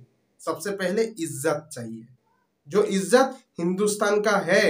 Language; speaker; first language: Hindi; non-native, local second language; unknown